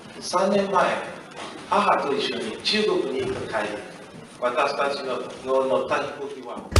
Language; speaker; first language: Japanese; non-native, learner; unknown